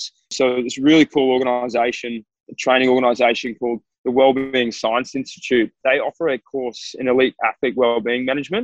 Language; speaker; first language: English; native; English